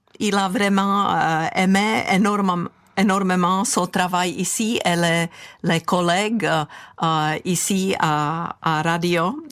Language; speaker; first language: French; non-native, fluent; Czech